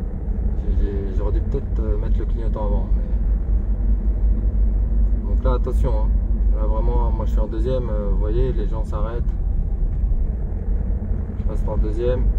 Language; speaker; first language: French; native; French